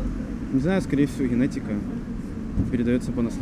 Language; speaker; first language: Russian; native; Russian